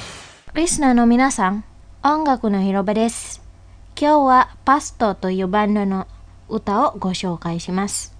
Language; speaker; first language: Japanese; non-native, fluent; Indonesian